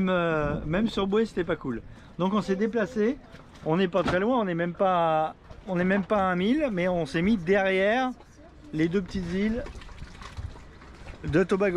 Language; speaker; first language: French; native; French